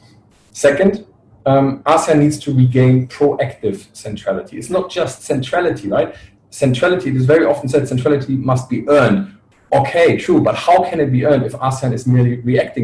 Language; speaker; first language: English; non-native, fluent; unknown